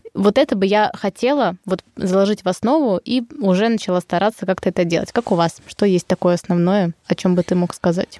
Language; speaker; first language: Russian; native; Russian